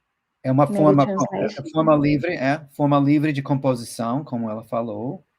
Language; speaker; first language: Portuguese; non-native, fluent; English